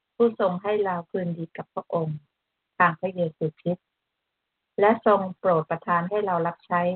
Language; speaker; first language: Thai; native; Thai